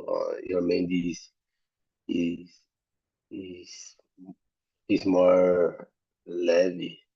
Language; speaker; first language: English; non-native, learner; Portuguese